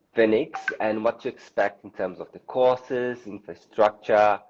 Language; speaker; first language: English; non-native, fluent; Portuguese